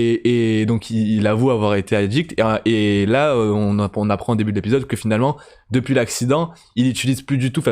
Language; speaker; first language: French; native; French